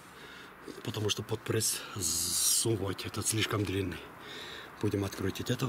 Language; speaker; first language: Russian; non-native, fluent; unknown